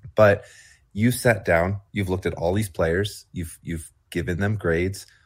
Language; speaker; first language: English; native; English